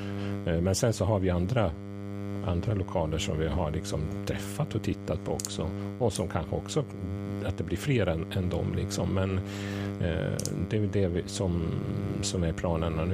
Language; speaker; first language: Swedish; native; Swedish